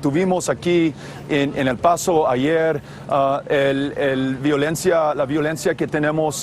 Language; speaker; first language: Spanish; non-native, fluent; English